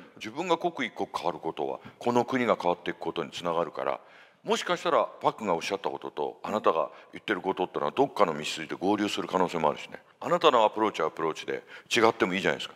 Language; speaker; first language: Japanese; native; Japanese